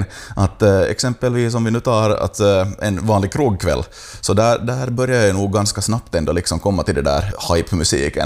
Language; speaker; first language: Swedish; native; Swedish